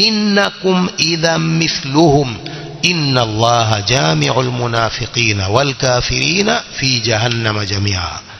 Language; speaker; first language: Arabic; non-native, fluent; Swahili